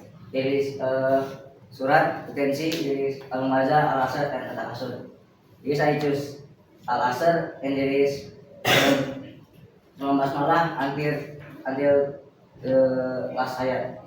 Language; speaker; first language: English; non-native, learner; Indonesian